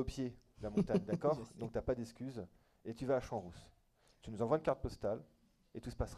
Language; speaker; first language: French; native; French